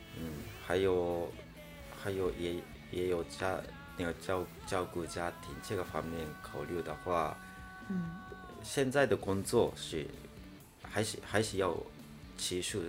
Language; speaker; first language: Chinese; non-native, fluent; Japanese